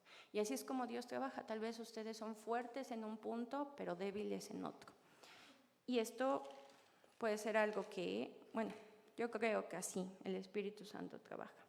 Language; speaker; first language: Spanish; native; Spanish